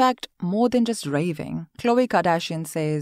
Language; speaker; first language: English; non-native, local second language; Hindi